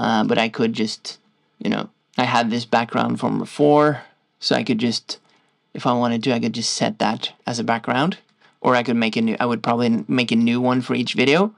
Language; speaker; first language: English; non-native, fluent; Norwegian